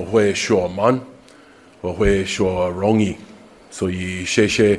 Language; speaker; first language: Chinese; non-native, learner; English